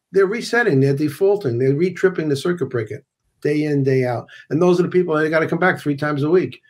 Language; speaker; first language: English; native; English